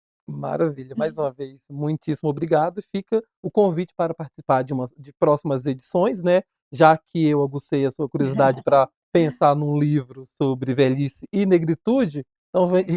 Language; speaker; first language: Portuguese; native; Portuguese